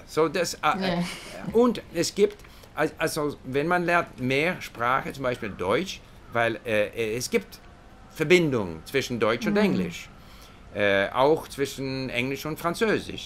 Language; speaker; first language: German; non-native, learner; English